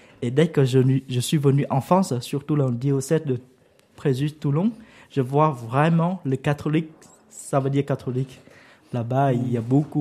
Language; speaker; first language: French; non-native, fluent; Vietnamese